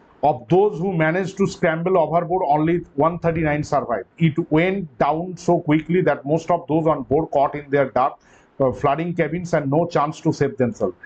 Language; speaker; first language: English; non-native, local second language; Bangla